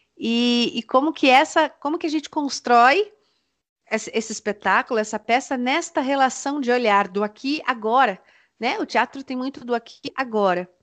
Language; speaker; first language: Portuguese; native; Portuguese